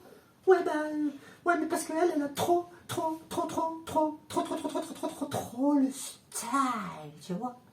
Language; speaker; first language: French; native; French